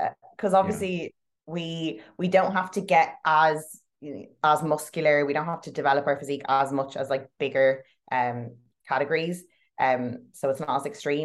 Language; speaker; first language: English; native; English